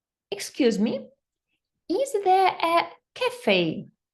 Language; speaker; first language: English; non-native, fluent; Ukrainian